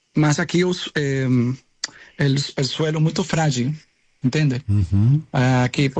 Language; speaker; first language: Portuguese; non-native, learner; Spanish